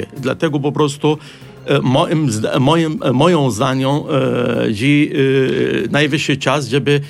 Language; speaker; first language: Polish; non-native, fluent; Arabic